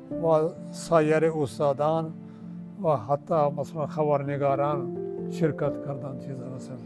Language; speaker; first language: Persian; non-native, fluent; Urdu